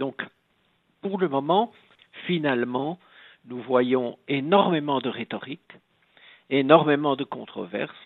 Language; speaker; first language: French; native; French